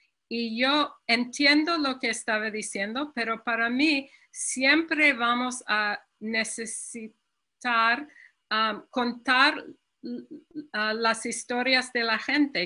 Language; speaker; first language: Spanish; non-native, fluent; English